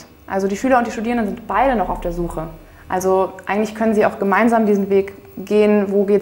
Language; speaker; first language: German; native; German